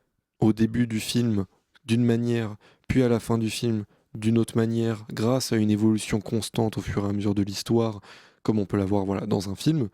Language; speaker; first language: French; native; French